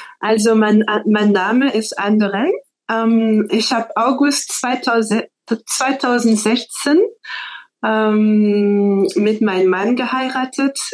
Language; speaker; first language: German; non-native, fluent; French